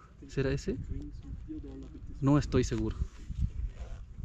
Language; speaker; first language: Spanish; native; Spanish